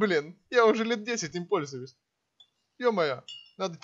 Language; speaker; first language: Russian; native; Russian